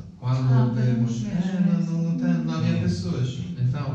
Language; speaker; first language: Portuguese; non-native, fluent; Italian